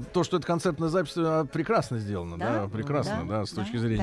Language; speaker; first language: Russian; native; Russian